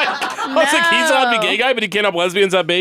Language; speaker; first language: English; native; English